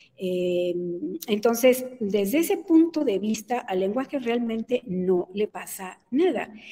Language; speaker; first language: Spanish; native; Spanish